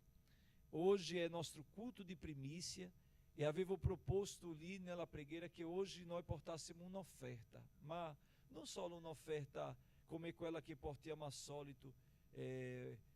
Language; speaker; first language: Italian; non-native, fluent; Portuguese